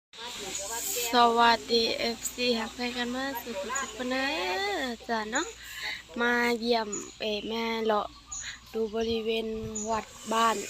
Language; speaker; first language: Thai; non-native, local second language; Lao